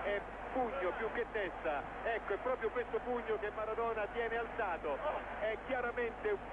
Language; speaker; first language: Italian; native; Italian